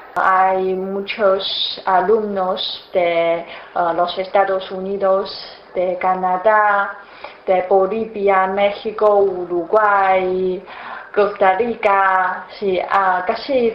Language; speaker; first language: Spanish; non-native, learner; Chinese